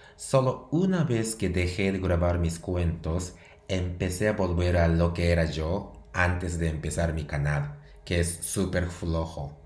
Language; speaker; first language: Spanish; non-native, fluent; Japanese